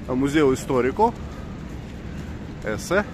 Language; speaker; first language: Spanish; non-native, learner; Russian